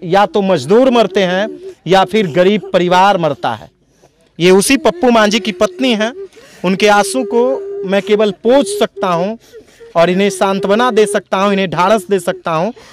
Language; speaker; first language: Hindi; native; Hindi